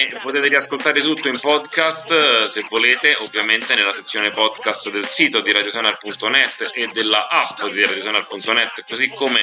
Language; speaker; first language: Italian; native; Italian